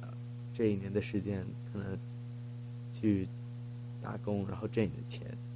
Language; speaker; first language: Chinese; early bilingual, heritage; Chinese